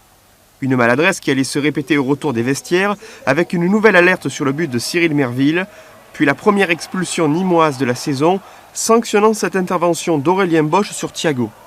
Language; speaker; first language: French; native; French